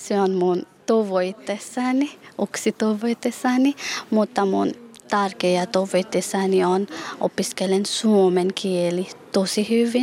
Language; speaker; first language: Finnish; non-native, learner; Nepali